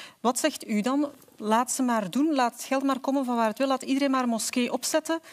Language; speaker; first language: Dutch; native; Dutch